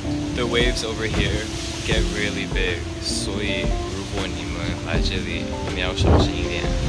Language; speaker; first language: Chinese; non-native, fluent; Japanese